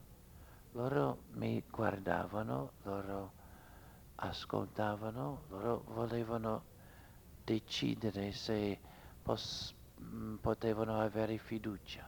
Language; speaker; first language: Italian; non-native, fluent; English